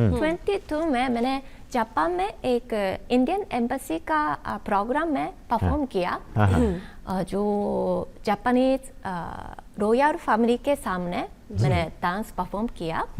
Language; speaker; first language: Hindi; non-native, learner; Japanese